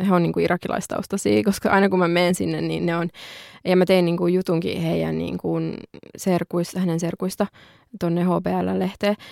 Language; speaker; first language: Finnish; early bilingual, other home language; Arabic